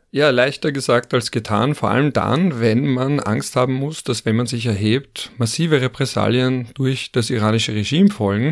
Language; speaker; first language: German; native; German